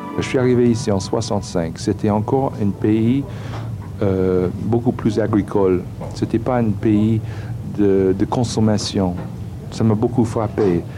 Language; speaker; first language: French; non-native, fluent; English